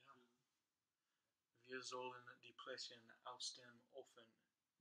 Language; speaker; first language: German; non-native, learner; English